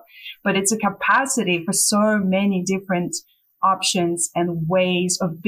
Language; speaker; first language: English; non-native, fluent; Russian